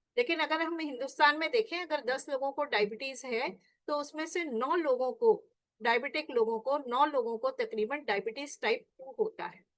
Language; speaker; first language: Hindi; non-native, local second language; Marathi